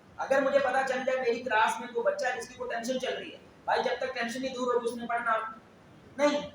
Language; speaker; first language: Urdu; non-native, local second language; Punjabi